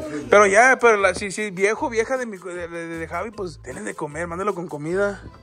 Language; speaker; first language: Spanish; early bilingual, heritage; Spanish